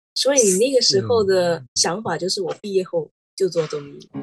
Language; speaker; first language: Chinese; non-native, local second language; Cantonese